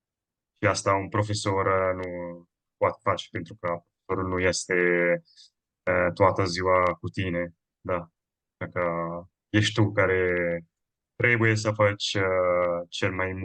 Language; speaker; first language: Romanian; non-native, fluent; Italian